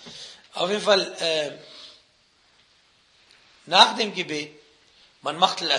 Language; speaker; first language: German; non-native, fluent; Arabic